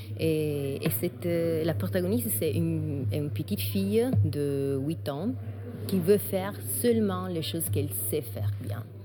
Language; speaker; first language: French; non-native, fluent; Italian